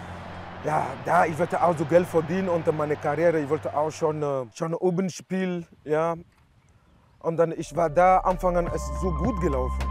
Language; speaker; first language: German; non-native, learner; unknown